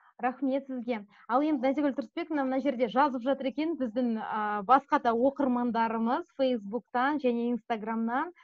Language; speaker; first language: Kazakh; native; Kazakh